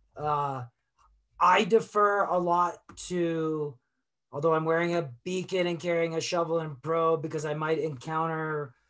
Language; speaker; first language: English; native; English